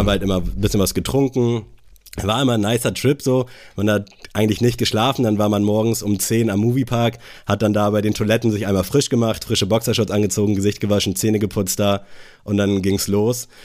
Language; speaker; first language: German; native; German